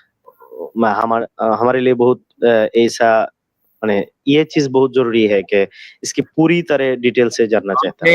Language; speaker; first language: Hindi; non-native, learner; Bangla